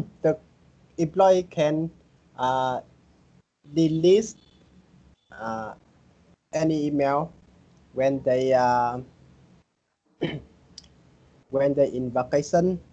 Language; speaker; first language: English; non-native, learner; Vietnamese